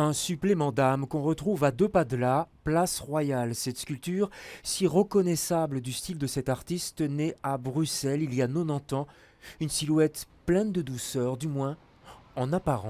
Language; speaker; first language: French; native; French